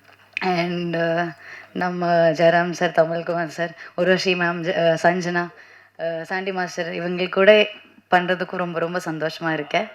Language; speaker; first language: Tamil; non-native, learner; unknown